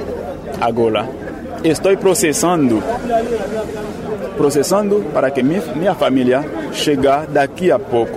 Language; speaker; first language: Portuguese; non-native, learner; Haitian Creole